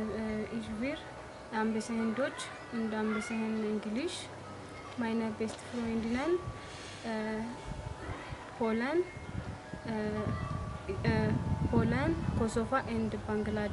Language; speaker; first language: German; non-native, learner; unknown